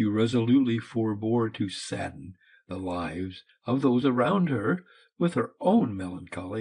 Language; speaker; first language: English; native; English